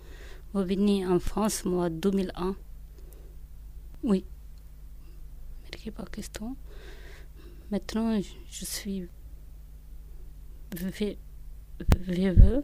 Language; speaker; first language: French; non-native, learner; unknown